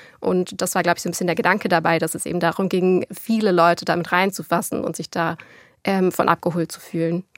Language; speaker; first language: German; native; German